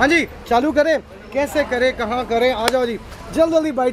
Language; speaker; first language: Hindi; native; Hindi